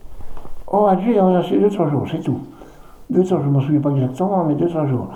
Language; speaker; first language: French; native; French